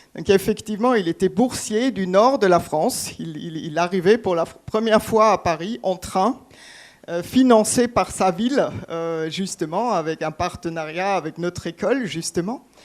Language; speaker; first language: French; non-native, fluent; German